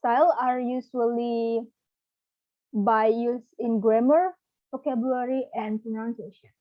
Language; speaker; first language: English; non-native, learner; Balinese